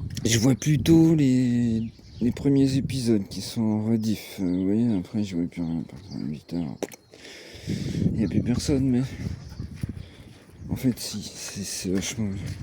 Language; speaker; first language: French; native; French